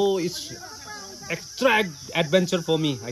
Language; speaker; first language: English; non-native, learner; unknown